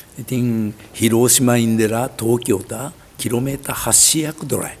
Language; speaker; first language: Sinhala; non-native, learner; Japanese